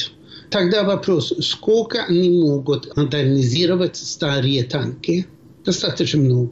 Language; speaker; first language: Russian; non-native, fluent; Swedish